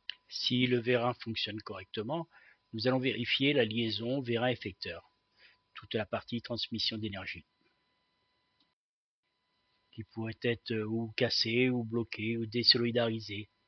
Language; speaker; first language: French; native; French